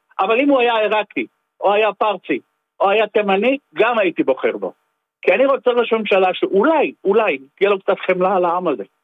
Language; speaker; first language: Hebrew; native; Hebrew